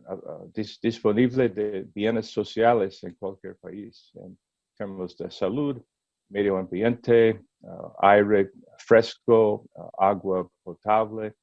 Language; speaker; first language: Spanish; non-native, learner; English